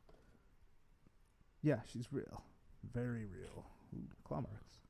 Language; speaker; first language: English; native; English